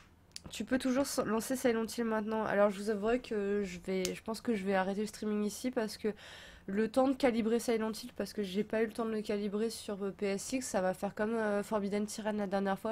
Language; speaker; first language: French; native; French